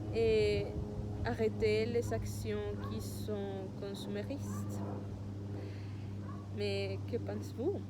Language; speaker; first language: French; non-native, learner; Spanish